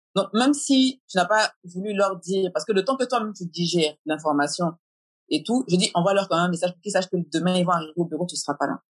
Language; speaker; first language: French; native; French